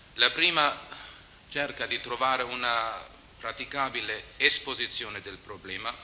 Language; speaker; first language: Italian; non-native, learner; German